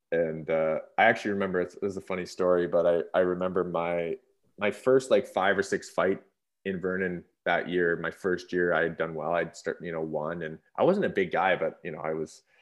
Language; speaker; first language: English; native; English